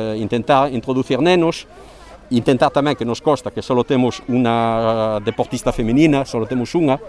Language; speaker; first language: Galician; non-native, fluent; French